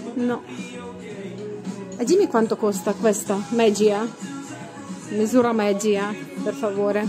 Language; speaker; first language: Italian; non-native, learner; Russian